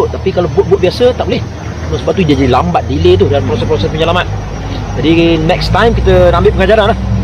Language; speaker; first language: Malay; native; Malay